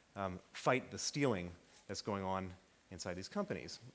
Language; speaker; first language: English; native; English